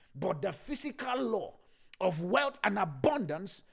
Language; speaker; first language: English; non-native, local second language; Yoruba